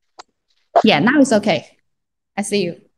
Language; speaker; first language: English; non-native, learner; Chinese